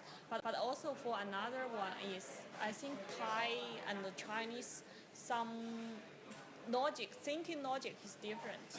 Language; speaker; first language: English; non-native, learner; Chinese